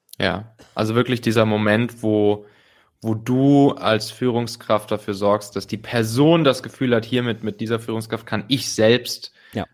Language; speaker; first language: German; native; German